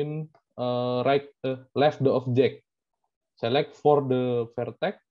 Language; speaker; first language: English; non-native, learner; Indonesian